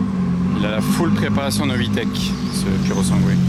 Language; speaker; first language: French; native; French